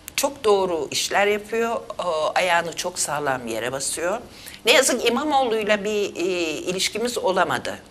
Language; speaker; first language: Turkish; native; Turkish